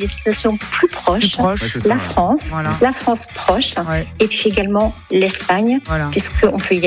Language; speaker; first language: French; native; French